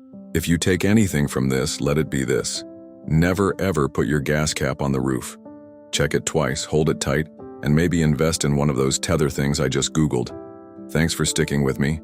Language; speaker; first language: English; native; English